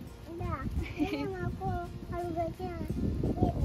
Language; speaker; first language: Romanian; early bilingual, heritage; Romanian